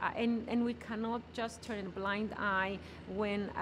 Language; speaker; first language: English; non-native, fluent; Greek